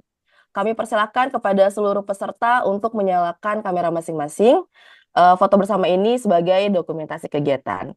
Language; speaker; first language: Indonesian; native; Indonesian